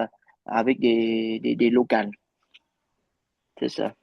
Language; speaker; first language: French; non-native, fluent; Vietnamese